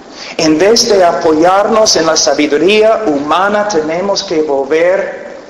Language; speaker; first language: Spanish; non-native, fluent; English